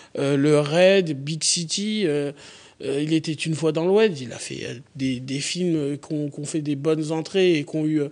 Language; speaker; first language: French; native; French